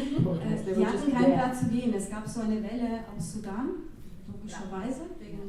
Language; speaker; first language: German; non-native, fluent; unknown